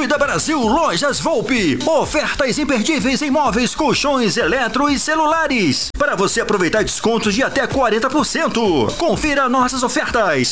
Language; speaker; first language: Portuguese; native; Portuguese